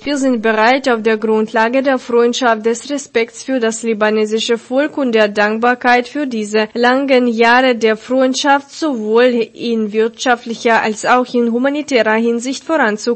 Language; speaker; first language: German; non-native, fluent; Russian